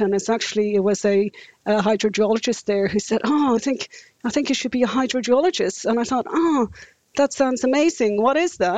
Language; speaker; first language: English; native; English